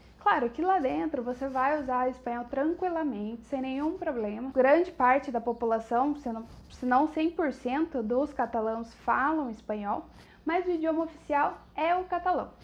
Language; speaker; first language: Portuguese; native; Portuguese